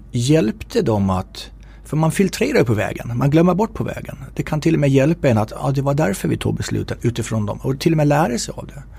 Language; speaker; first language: Swedish; native; Swedish